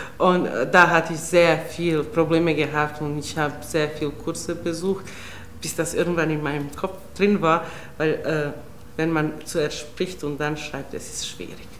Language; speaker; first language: German; non-native, fluent; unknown